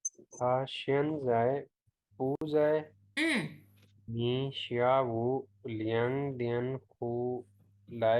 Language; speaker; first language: Chinese; non-native, learner; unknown